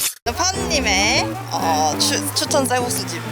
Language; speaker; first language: Korean; native; Korean